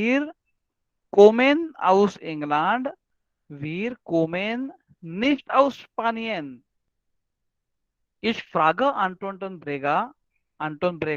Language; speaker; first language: German; non-native, learner; Marathi